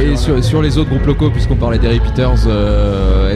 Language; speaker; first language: French; native; French